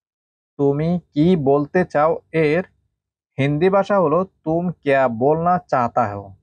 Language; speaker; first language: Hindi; non-native, learner; Bangla